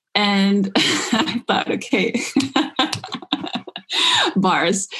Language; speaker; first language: English; early bilingual, other home language; Dutch